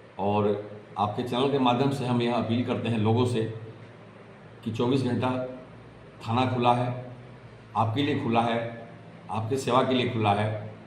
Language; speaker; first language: Hindi; native; Hindi